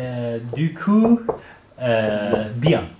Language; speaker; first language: French; non-native, learner; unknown